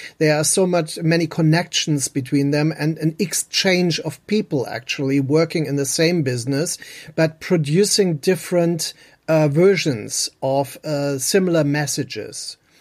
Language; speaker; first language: English; non-native, fluent; German